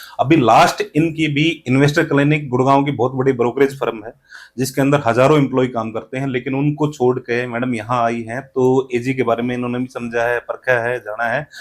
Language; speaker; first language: Hindi; native; Hindi